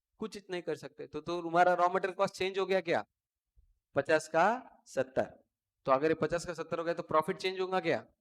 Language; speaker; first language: Hindi; non-native, local second language; Marathi